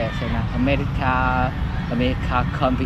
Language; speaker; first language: English; non-native, learner; Vietnamese